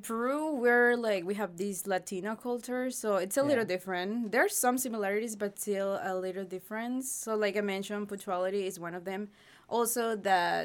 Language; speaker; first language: English; non-native, fluent; Spanish